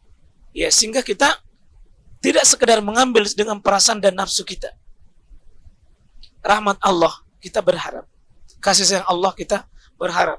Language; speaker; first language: Indonesian; native; Indonesian